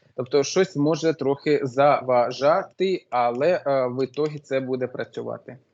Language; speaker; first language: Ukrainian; non-native, local second language; Russian